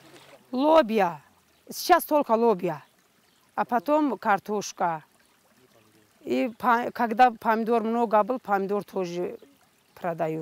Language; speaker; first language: Russian; non-native, learner; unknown